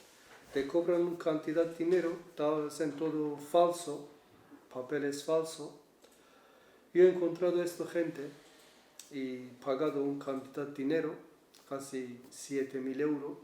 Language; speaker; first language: Spanish; non-native, learner; Kurdish